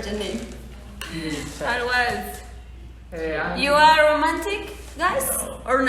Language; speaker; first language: English; non-native, learner; Spanish